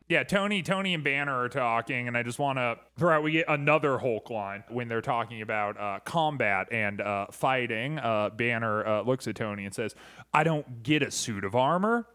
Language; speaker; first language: English; native; English